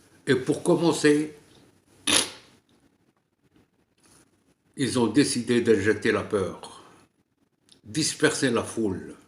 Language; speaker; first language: French; non-native, local second language; Arabic